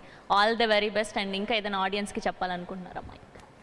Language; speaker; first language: Telugu; native; Telugu